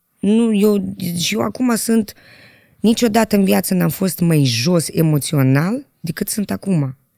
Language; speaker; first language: Romanian; native; Romanian